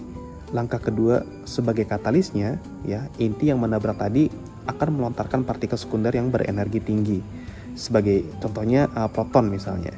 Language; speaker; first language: Indonesian; native; Indonesian